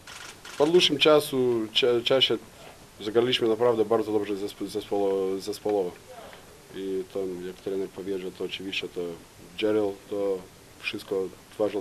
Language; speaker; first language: Polish; non-native, fluent; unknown